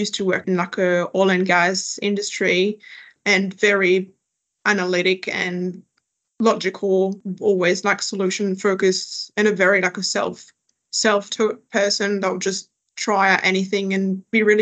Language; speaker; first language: English; non-native, fluent; French